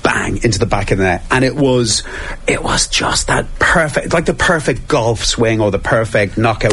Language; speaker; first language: English; native; English